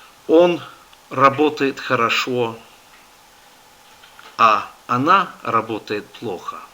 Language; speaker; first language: Russian; non-native, fluent; English